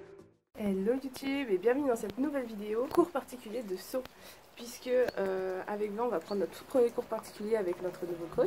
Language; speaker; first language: French; native; French